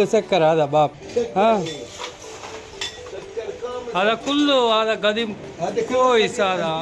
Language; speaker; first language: Arabic; non-native, learner; Telugu